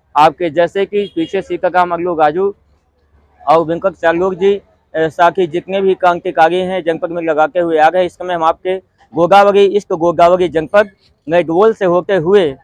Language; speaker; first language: Hindi; native; Hindi